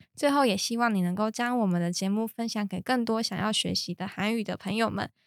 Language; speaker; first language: Chinese; native; Chinese